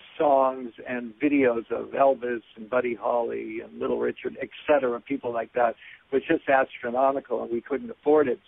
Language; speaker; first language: English; native; English